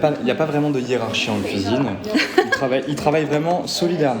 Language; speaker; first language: French; native; French